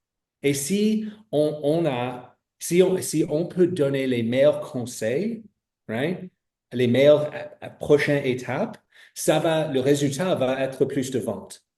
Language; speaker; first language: French; non-native, fluent; English